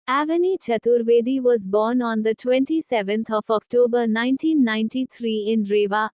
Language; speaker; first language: English; non-native, local second language; Hindi